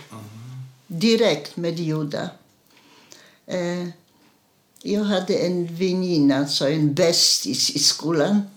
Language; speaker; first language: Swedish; non-native, fluent; Polish